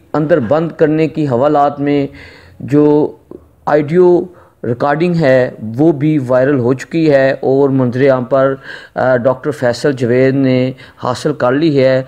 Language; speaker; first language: Hindi; non-native, local second language; Punjabi